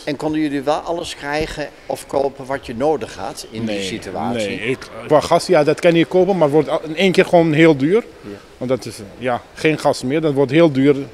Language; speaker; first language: Dutch; non-native, fluent; Arabic